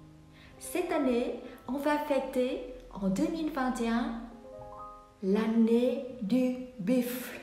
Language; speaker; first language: French; non-native, fluent; Vietnamese